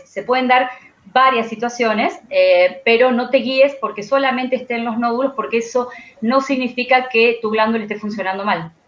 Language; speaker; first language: Spanish; native; Spanish